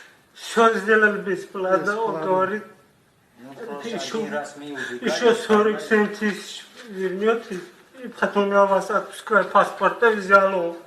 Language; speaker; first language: Russian; non-native, learner; Tajik